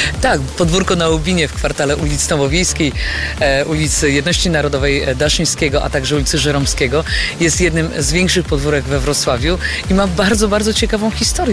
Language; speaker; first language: Polish; native; Polish